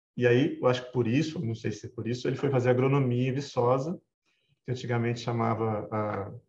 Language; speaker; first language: Portuguese; native; Portuguese